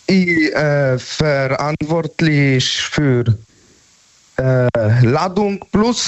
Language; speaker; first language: German; non-native, learner; Polish